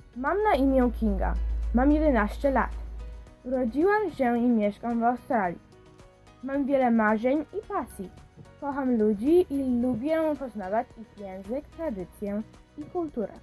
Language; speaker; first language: Polish; early bilingual, heritage; Polish